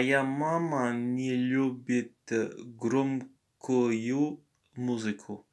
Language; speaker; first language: Russian; non-native, learner; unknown